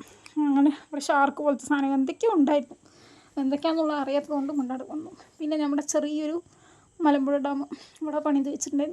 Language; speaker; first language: Malayalam; native; Malayalam